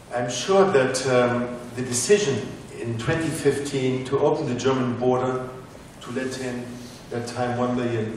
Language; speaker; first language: English; non-native, fluent; German